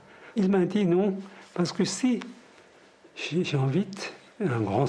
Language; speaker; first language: French; non-native, fluent; Tibetan